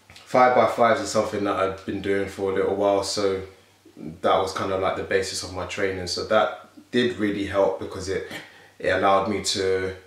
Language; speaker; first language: English; native; English